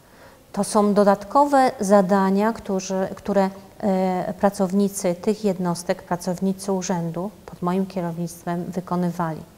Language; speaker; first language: Polish; native; Polish